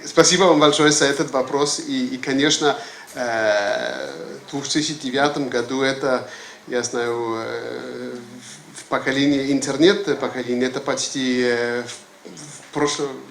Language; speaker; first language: Russian; non-native, fluent; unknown